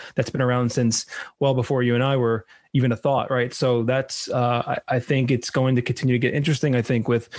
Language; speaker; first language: English; native; English